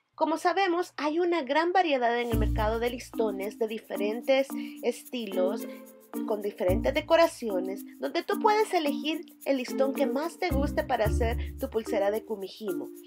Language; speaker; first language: Spanish; native; Spanish